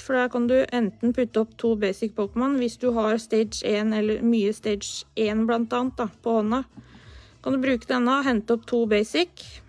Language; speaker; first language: Norwegian; native; Norwegian